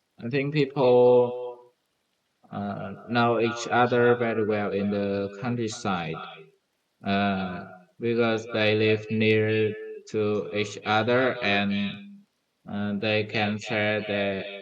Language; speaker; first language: English; non-native, learner; Vietnamese